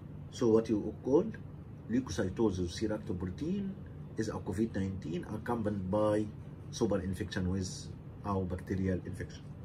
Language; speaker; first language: English; non-native, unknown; Arabic